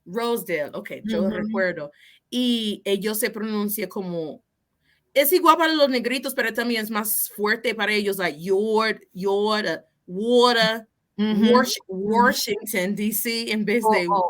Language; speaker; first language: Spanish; non-native, fluent; English